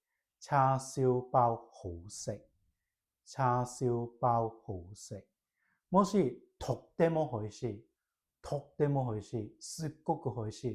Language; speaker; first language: Japanese; non-native, fluent; Cantonese